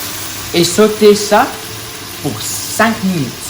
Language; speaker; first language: French; non-native, learner; English